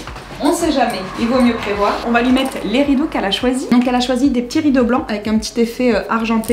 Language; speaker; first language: French; native; French